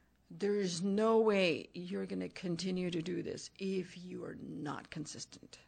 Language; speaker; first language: English; non-native, local second language; Hindi